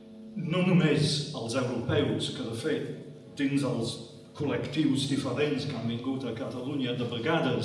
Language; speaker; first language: Catalan; non-native, fluent; English